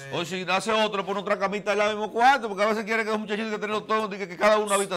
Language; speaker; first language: Spanish; native; Spanish